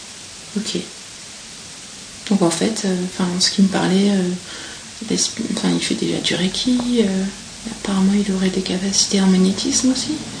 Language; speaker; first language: French; native; French